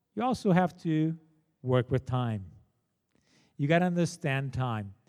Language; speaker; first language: English; non-native, fluent; Portuguese